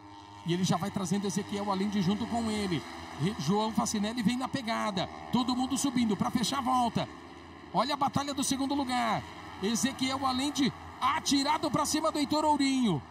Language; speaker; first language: Portuguese; native; Portuguese